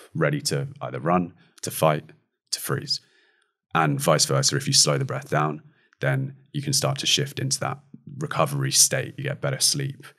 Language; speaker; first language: English; native; English